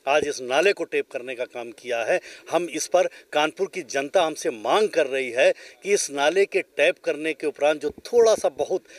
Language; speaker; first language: Hindi; native; Hindi